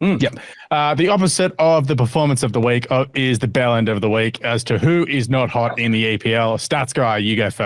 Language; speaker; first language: English; native; English